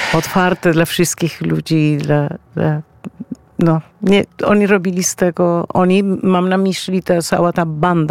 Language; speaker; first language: Polish; non-native, fluent; Spanish